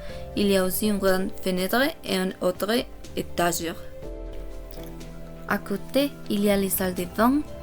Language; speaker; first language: French; non-native, learner; Korean